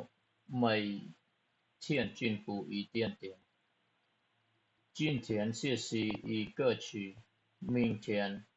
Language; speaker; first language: Chinese; non-native, fluent; Khmer